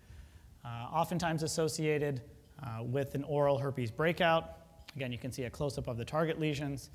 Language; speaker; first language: English; native; English